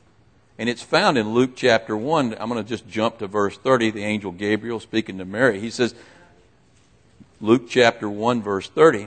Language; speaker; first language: English; native; English